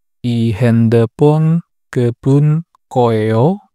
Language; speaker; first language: Korean; non-native, fluent; Indonesian